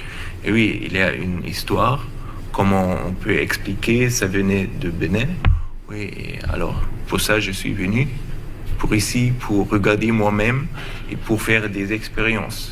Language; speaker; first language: French; non-native, learner; German